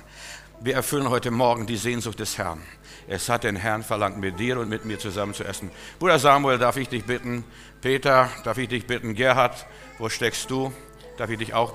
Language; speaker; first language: German; native; German